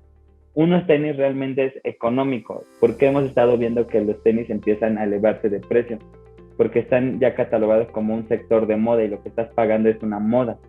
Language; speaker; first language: Spanish; native; Spanish